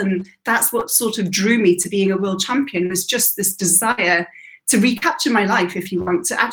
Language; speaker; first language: English; native; English